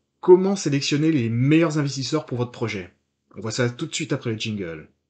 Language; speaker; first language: French; native; French